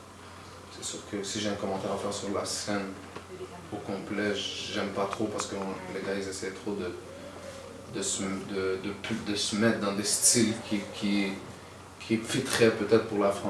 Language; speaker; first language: French; native; French